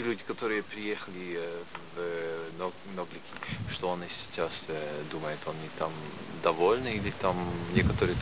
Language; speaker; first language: Russian; non-native, fluent; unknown